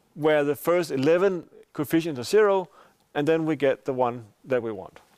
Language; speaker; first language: English; non-native, fluent; Danish